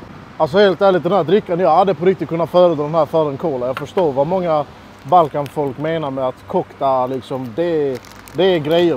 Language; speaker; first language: Swedish; native; Swedish